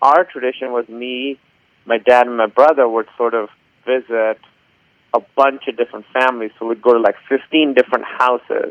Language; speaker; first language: English; non-native, local second language; Urdu